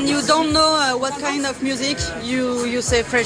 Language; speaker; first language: English; non-native, learner; French